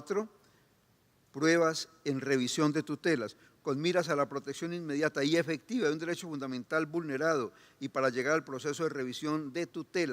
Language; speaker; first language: Spanish; native; Spanish